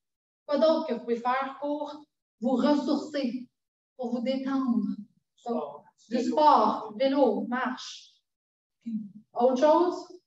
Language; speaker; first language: French; native; French